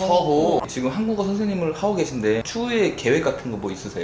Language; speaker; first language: Korean; native; Korean